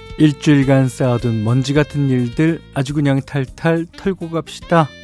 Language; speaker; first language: Korean; native; Korean